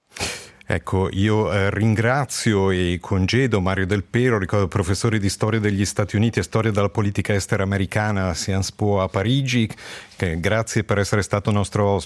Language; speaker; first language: Italian; native; Italian